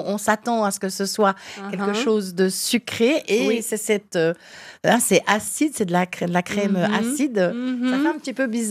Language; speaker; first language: French; native; French